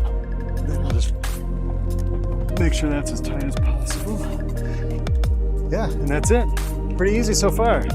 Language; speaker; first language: English; native; English